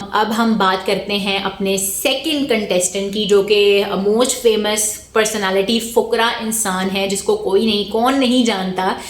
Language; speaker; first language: Urdu; native; Urdu